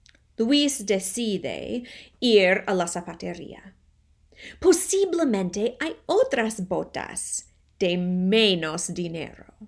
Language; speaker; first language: Spanish; non-native, fluent; English